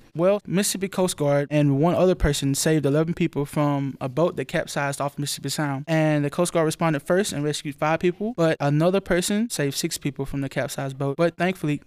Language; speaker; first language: English; native; English